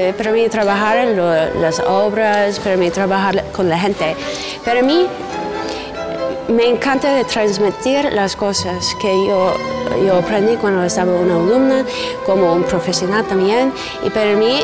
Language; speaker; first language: Spanish; non-native, fluent; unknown